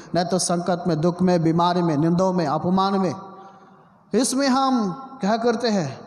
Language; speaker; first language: Hindi; non-native, local second language; Telugu